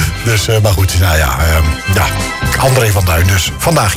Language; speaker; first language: Dutch; native; Dutch